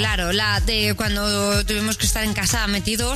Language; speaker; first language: Spanish; native; Spanish